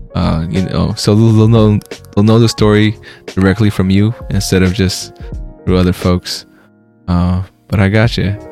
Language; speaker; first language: English; native; English